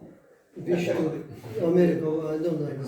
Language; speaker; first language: English; non-native, learner; Turkish